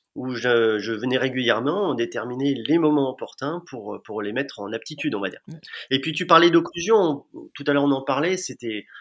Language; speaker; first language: French; native; French